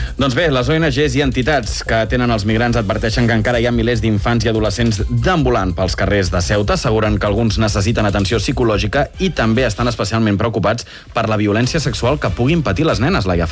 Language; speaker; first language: Catalan; native; Catalan